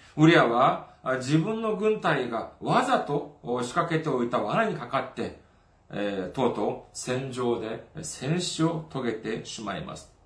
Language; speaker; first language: Japanese; non-native, fluent; Korean